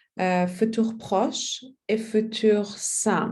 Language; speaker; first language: French; non-native, fluent; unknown